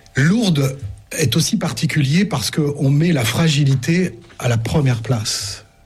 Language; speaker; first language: French; native; French